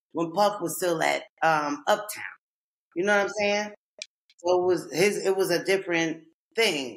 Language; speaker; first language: English; native; English